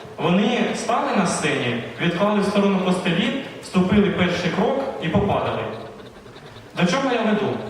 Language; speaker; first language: Ukrainian; native; Ukrainian